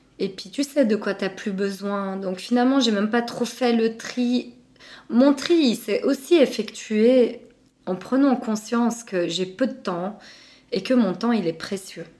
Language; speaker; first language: French; early bilingual, other home language; Arabic